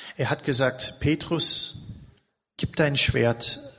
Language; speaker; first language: German; non-native, learner; English